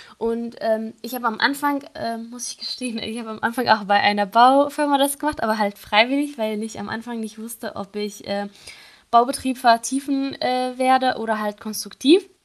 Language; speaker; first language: German; non-native, fluent; Arabic